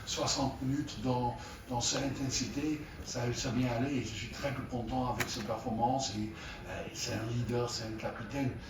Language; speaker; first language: French; non-native, learner; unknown